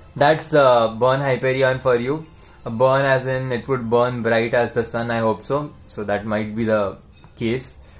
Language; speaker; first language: English; non-native, local second language; Hindi